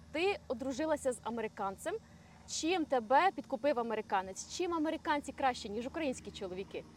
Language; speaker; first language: Ukrainian; native; Ukrainian